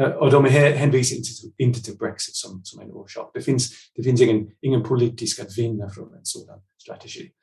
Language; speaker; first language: Swedish; non-native, fluent; English